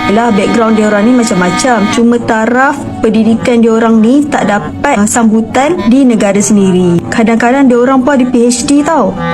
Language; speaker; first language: Malay; native; Malay